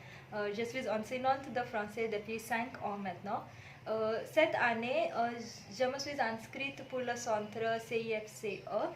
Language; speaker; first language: French; non-native, fluent; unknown